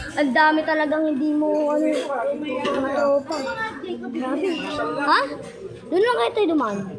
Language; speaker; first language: Filipino; native; Filipino